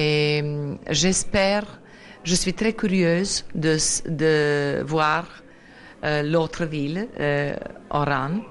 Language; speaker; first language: French; non-native, fluent; Serbian